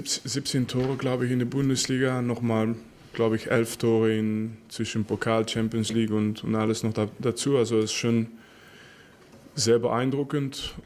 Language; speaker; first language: German; non-native, fluent; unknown